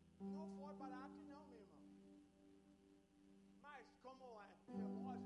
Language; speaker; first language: Portuguese; non-native, learner; English